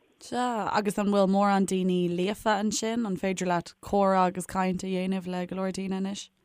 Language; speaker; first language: Irish; native; Irish